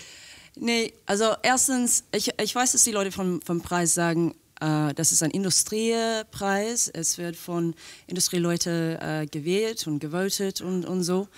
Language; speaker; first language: German; non-native, fluent; English